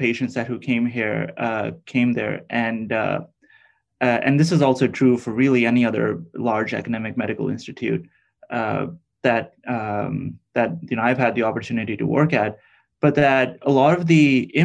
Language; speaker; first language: English; non-native, local second language; Urdu